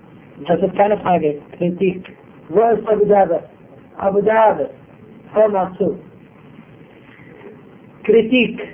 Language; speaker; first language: German; non-native, fluent; Arabic